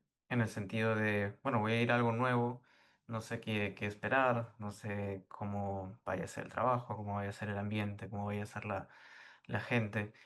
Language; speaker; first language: Spanish; native; Spanish